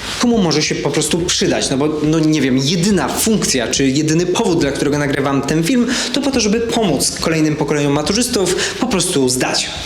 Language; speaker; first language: Polish; native; Polish